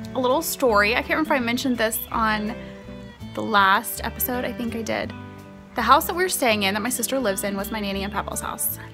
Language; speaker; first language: English; native; English